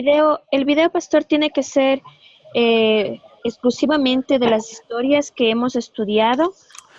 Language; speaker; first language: Spanish; native; Spanish